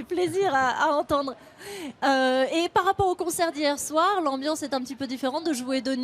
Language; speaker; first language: French; native; French